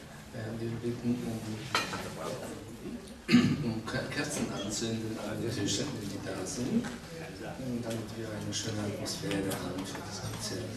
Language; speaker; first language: German; non-native, fluent; Polish